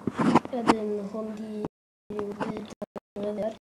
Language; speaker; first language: Welsh; native; Welsh